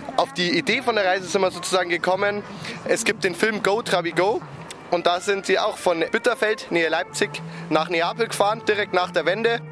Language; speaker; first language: German; native; German